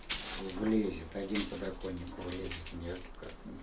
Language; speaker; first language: Russian; native; Russian